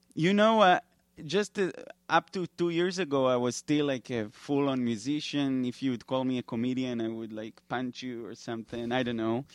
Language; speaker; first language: English; non-native, fluent; Hebrew